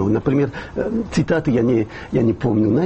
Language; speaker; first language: Russian; non-native, fluent; French